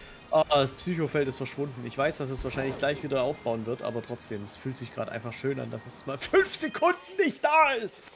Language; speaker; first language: German; native; German